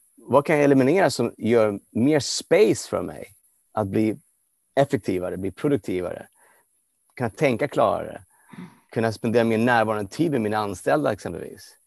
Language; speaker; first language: Swedish; non-native, fluent; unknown